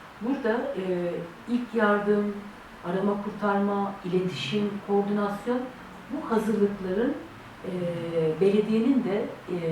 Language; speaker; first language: Turkish; native; Turkish